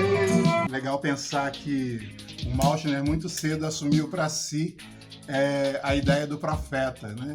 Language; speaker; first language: Portuguese; native; Portuguese